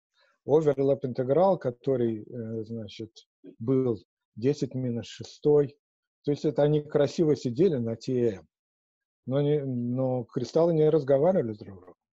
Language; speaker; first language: Russian; native; Russian